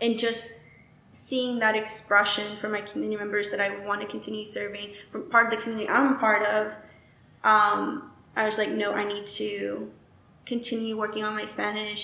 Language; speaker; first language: English; native; English